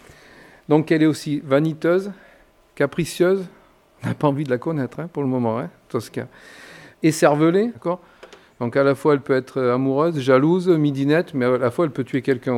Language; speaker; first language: French; native; French